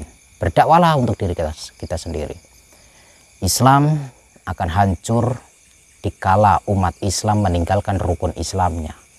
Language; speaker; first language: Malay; non-native, local second language; Javanese